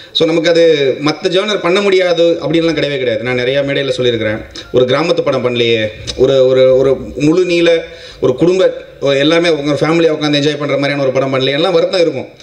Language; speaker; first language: Tamil; native; Tamil